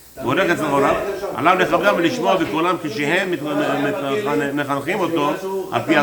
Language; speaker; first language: Hebrew; early bilingual, heritage; English